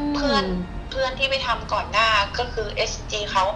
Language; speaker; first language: Thai; native; Thai